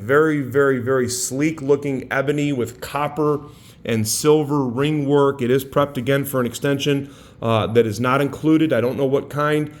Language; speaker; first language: English; native; English